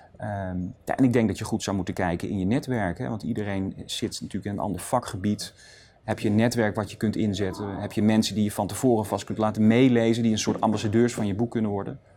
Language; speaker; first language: Dutch; native; Dutch